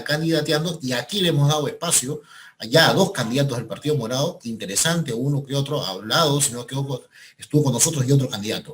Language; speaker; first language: Spanish; native; Spanish